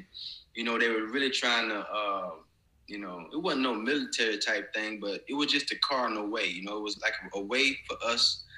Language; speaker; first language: English; native; English